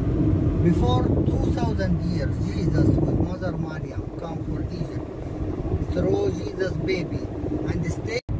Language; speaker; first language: English; non-native, learner; Arabic